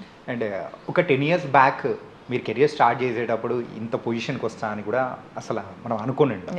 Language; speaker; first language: Telugu; native; Telugu